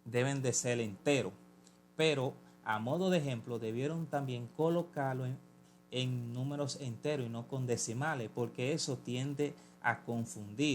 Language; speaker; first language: Spanish; native; Spanish